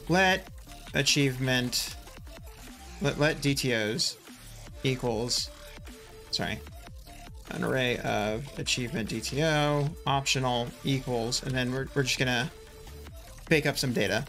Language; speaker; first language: English; native; English